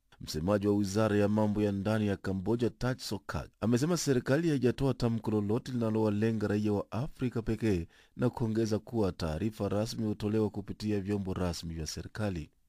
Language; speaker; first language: Swahili; native; Swahili